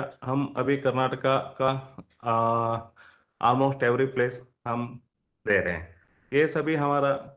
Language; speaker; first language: Hindi; non-native, local second language; Kannada